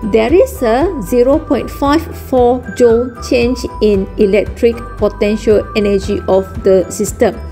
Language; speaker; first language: English; non-native, local second language; Malay